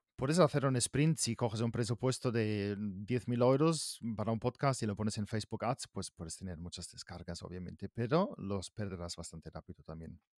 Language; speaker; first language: Spanish; non-native, fluent; German